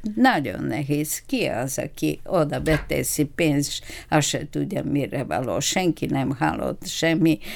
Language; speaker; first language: Hungarian; non-native, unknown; Bulgarian